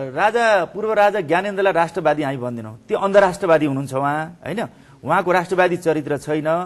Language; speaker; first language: Nepali; native; Nepali